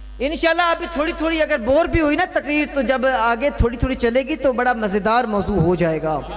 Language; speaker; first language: Urdu; non-native, local second language; Punjabi